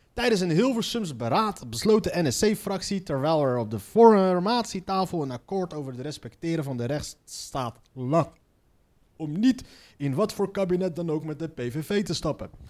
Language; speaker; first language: Dutch; native; Dutch